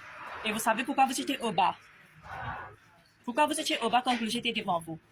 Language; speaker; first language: French; non-native, local second language; Morisyen